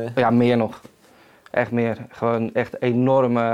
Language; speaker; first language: Dutch; native; Dutch